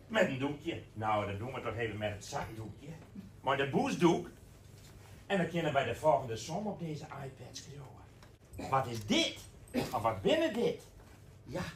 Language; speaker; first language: Dutch; non-native, local second language; Western Frisian